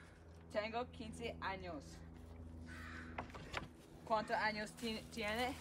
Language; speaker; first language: Spanish; non-native, learner; English